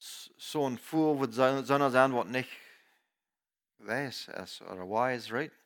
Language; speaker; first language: German; non-native, learner; Plautdietsch